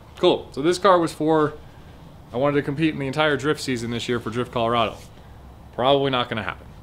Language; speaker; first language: English; native; English